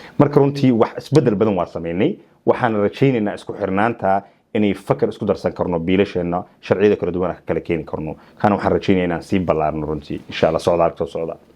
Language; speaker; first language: Somali; early bilingual, heritage; Somali